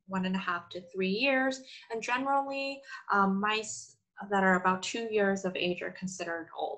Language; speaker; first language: English; non-native, fluent; Korean